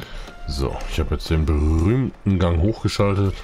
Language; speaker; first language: German; native; German